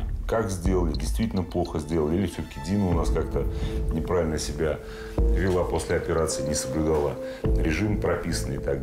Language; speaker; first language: Russian; native; Russian